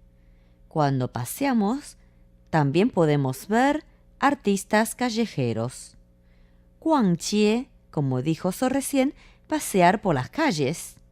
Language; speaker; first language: Spanish; non-native, fluent; Chinese